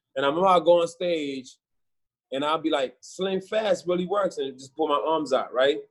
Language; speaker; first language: English; native; English